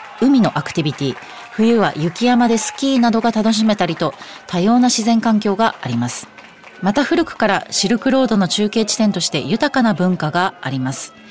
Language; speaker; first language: Japanese; native; Japanese